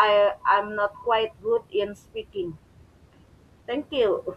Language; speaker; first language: English; non-native, learner; Indonesian